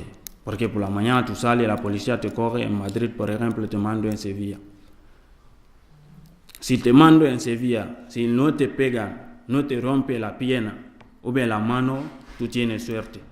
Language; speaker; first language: Spanish; non-native, learner; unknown